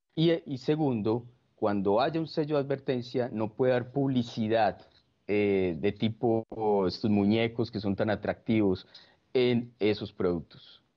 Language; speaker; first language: Spanish; native; Spanish